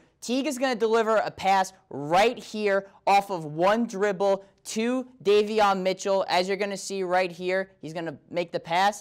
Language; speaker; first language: English; native; English